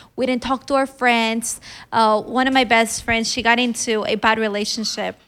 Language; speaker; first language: English; early bilingual, other home language; Filipino